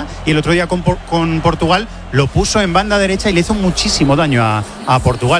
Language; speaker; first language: Spanish; native; Spanish